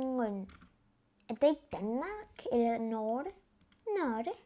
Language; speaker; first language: Danish; early bilingual, other home language; Spanish